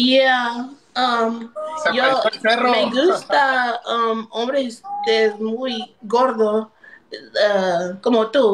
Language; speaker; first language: Spanish; non-native, learner; English